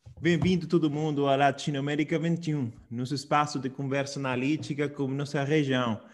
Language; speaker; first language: Portuguese; non-native, fluent; Spanish